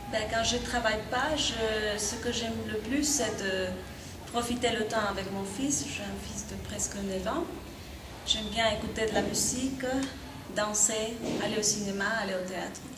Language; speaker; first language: French; non-native, fluent; Spanish